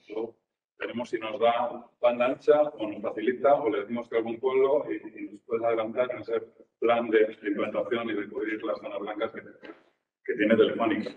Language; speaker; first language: Spanish; native; Spanish